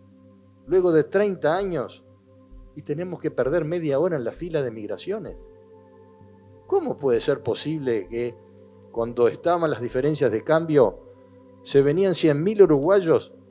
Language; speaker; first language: Spanish; native; Spanish